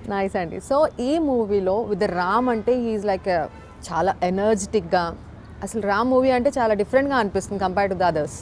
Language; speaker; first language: Telugu; native; Telugu